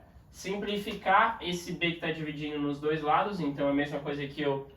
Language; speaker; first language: Portuguese; native; Portuguese